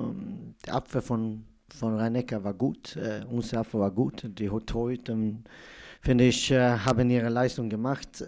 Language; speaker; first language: German; non-native, fluent; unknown